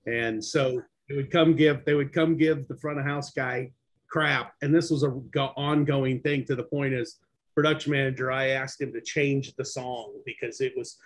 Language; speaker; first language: English; native; English